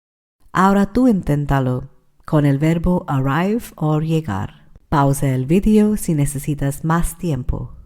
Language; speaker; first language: Spanish; non-native, fluent; English